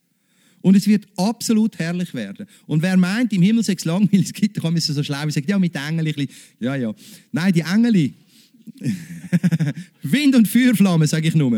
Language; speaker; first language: German; native; German